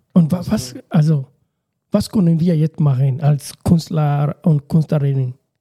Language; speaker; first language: German; non-native, learner; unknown